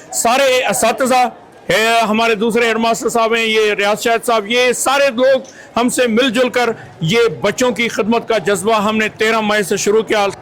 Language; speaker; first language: Urdu; non-native, local second language; Sindhi